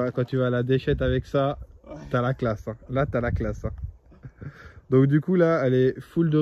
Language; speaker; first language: French; native; French